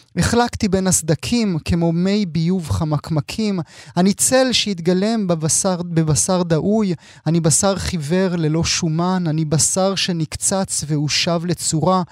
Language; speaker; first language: Hebrew; native; Hebrew